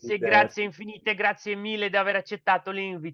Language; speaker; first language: Italian; non-native, learner; Portuguese